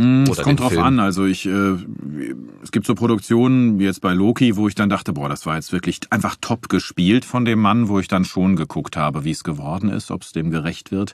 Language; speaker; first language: German; native; German